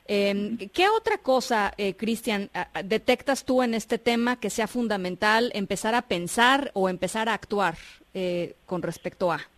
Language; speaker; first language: Spanish; native; Spanish